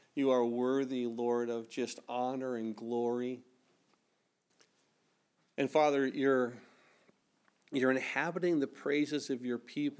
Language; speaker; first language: English; native; English